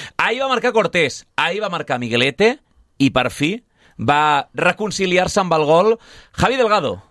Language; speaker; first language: Catalan; native; Catalan